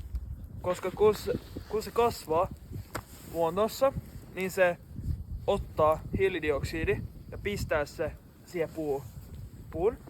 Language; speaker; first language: Finnish; non-native, local second language; Swedish